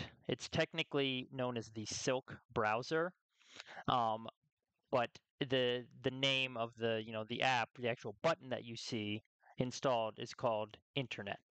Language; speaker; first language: English; native; English